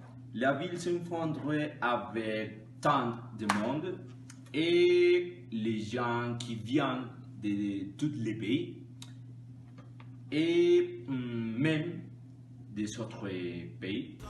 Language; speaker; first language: French; non-native, learner; Spanish